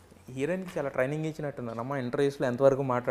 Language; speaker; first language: Telugu; native; Telugu